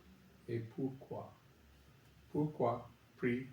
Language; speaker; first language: French; non-native, learner; English